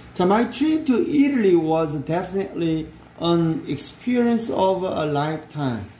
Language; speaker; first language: English; non-native, learner; Korean